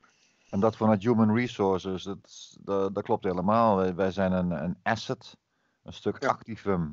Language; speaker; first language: Dutch; native; Dutch